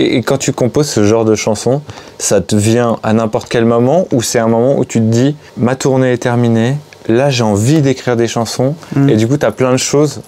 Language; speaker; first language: French; native; French